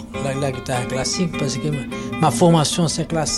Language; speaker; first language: French; non-native, learner; Portuguese